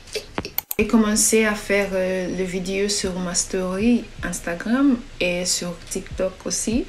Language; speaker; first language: French; non-native, learner; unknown